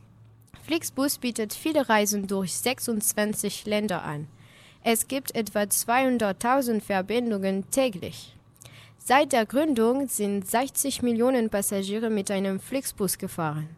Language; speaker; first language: German; non-native, learner; French